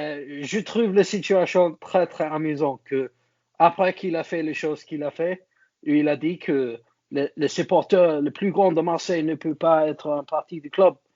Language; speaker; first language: French; non-native, learner; English